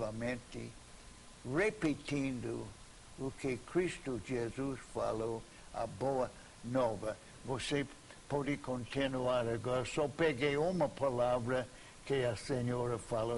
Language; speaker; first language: Portuguese; non-native, fluent; English